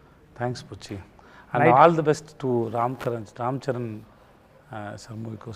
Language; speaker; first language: Telugu; non-native, learner; Tamil